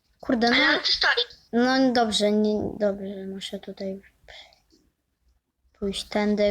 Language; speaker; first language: Polish; native; Polish